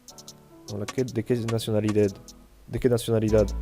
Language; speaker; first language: Spanish; non-native, fluent; French